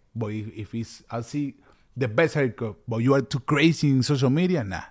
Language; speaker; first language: English; early bilingual, other home language; Spanish